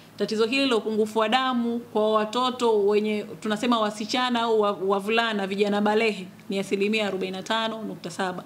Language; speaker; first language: Swahili; native; Swahili